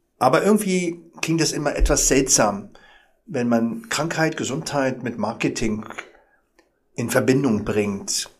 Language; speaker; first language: German; early bilingual, other home language; Arabic